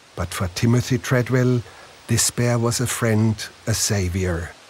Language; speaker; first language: English; non-native, fluent; German